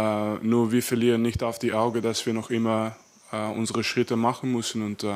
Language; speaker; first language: German; non-native, fluent; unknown